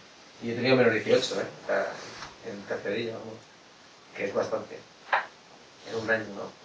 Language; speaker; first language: Spanish; native; Spanish